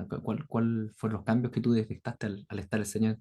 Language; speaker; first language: Spanish; native; Spanish